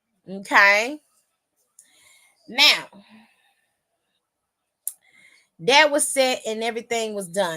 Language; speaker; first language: English; native; English